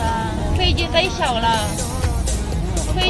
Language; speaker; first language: Chinese; non-native, learner; Filipino